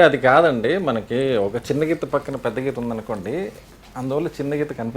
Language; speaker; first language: Telugu; native; Telugu